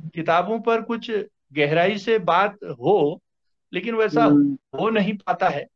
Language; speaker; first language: Hindi; native; Hindi